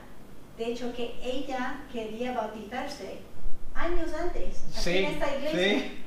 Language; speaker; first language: Spanish; non-native, fluent; English